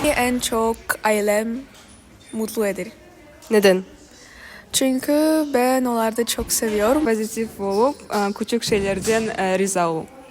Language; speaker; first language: Turkish; non-native, learner; Uzbek